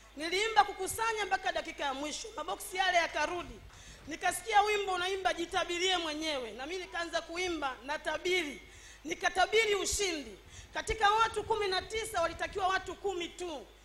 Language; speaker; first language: Swahili; native; Swahili